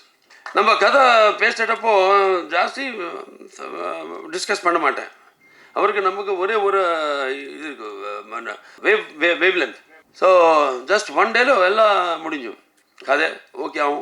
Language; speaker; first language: Tamil; non-native, local second language; Telugu